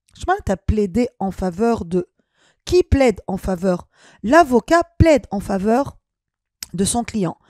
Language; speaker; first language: French; non-native, local second language; Arabic